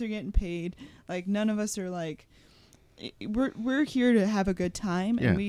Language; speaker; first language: English; native; English